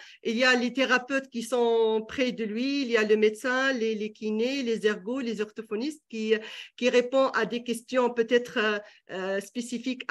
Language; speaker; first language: French; non-native, local second language; Arabic